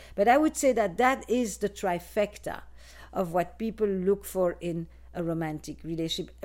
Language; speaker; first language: English; non-native, fluent; Dutch